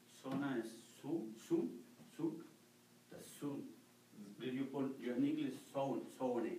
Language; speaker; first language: English; non-native, learner; Spanish